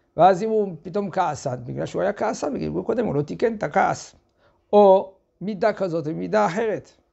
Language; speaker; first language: Hebrew; non-native, fluent; French